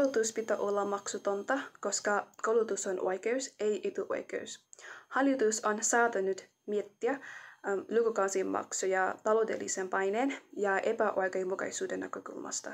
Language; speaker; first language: Finnish; non-native, fluent; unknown